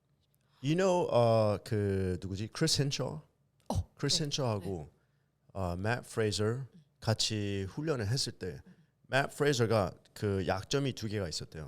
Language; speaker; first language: Korean; early bilingual, heritage; English